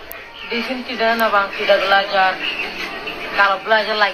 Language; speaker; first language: Indonesian; non-native, learner; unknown